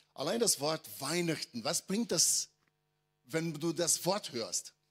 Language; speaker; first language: German; non-native, fluent; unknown